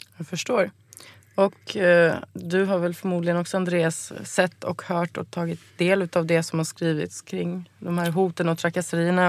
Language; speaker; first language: Swedish; native; Swedish